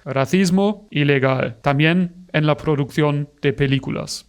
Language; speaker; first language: Spanish; non-native, fluent; German